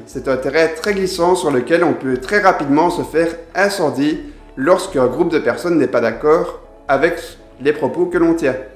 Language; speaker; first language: French; native; French